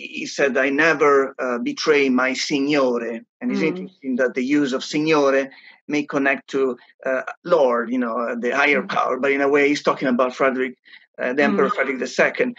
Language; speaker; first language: English; non-native, fluent; Italian